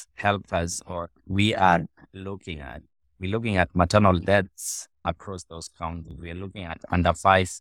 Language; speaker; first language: English; non-native, local second language; Luo (Kenya and Tanzania)